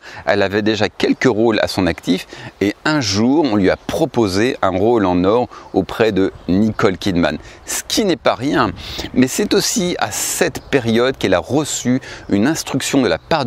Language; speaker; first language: French; native; French